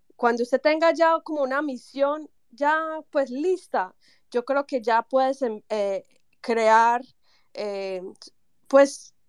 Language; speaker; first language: Spanish; native; Spanish